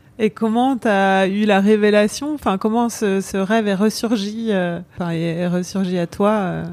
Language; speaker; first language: French; native; French